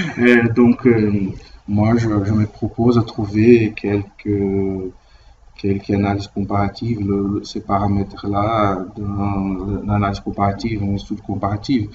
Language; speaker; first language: French; non-native, learner; Portuguese